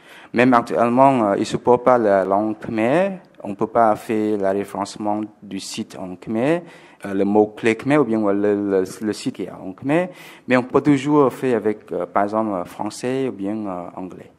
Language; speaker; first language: French; non-native, fluent; Khmer